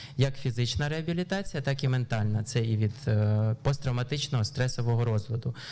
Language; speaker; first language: Ukrainian; native; Ukrainian